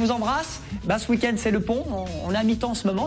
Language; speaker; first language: French; native; French